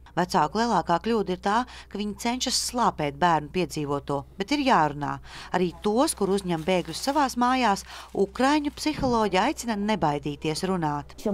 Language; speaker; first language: Latvian; native; Latvian